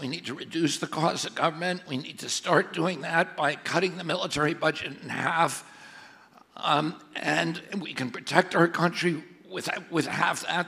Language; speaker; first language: English; native; English